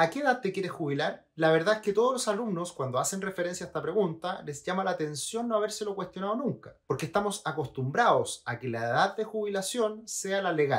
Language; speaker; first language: Spanish; native; Spanish